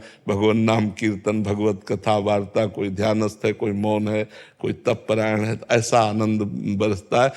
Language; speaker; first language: Hindi; native; Hindi